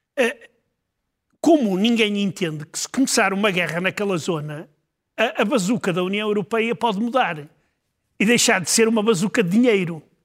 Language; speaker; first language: Portuguese; native; Portuguese